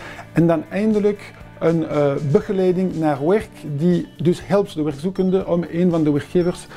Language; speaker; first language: Dutch; non-native, local second language; French